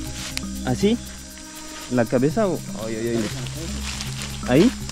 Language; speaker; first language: Spanish; non-native, learner; French